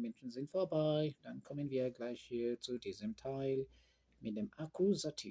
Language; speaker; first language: German; non-native, learner; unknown